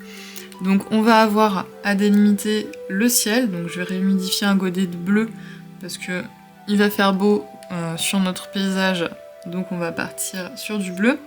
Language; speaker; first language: French; native; French